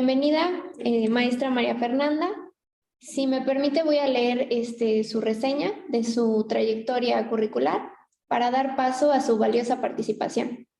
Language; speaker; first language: Spanish; native; Spanish